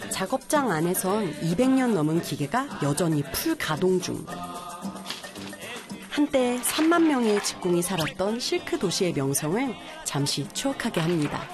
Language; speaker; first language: Korean; native; Korean